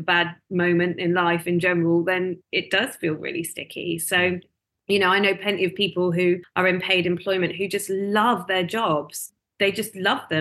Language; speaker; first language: English; native; English